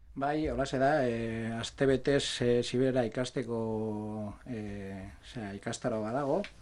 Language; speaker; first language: Basque; non-native, local second language; Spanish